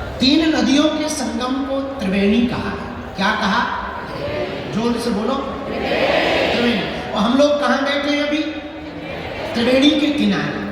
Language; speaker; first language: Hindi; native; Hindi